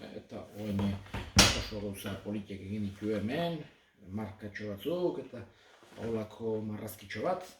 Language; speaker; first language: Basque; native; Basque